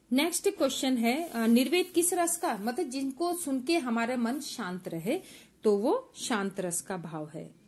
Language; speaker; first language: Hindi; native; Hindi